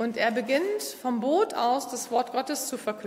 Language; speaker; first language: German; native; German